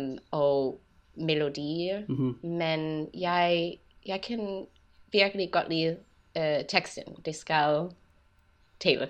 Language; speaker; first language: Danish; non-native, learner; English